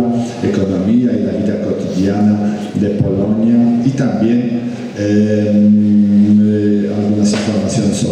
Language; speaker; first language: Spanish; non-native, fluent; Polish